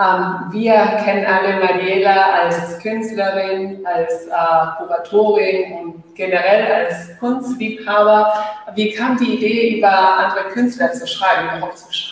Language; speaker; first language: German; non-native, fluent; Spanish